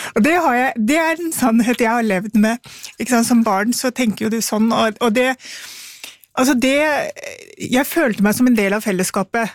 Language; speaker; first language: Norwegian; early bilingual, other home language; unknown